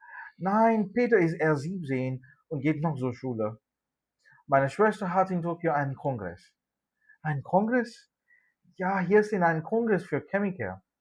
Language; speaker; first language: German; non-native, fluent; Malayalam